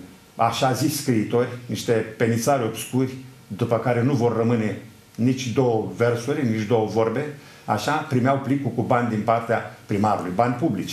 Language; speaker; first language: Romanian; native; Romanian